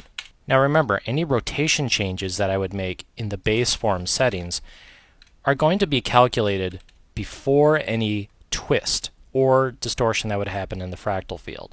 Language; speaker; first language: English; native; English